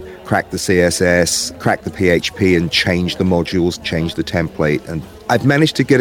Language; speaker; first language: English; native; English